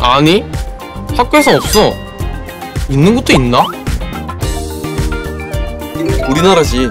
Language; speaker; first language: Korean; early bilingual, other home language; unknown